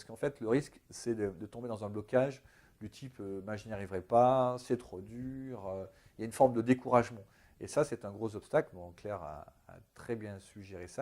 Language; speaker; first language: French; native; French